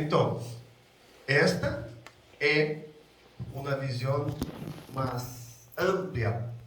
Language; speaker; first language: Spanish; non-native, learner; Portuguese